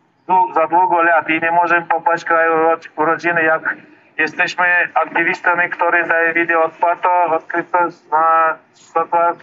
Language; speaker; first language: Polish; non-native, learner; Turkmen